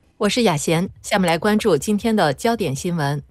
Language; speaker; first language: Chinese; native; Chinese